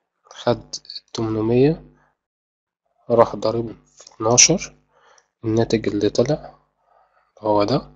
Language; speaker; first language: Arabic; native; Arabic